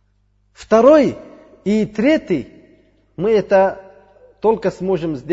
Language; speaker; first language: Russian; non-native, fluent; Uzbek